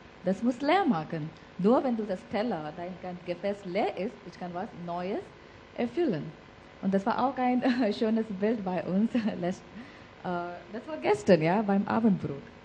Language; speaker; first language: German; non-native, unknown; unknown